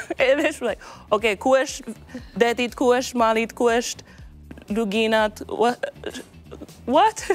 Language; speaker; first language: Albanian; non-native, learner; English